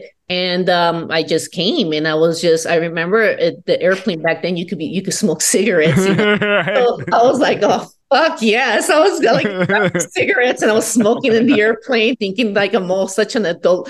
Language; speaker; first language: English; non-native, fluent; Spanish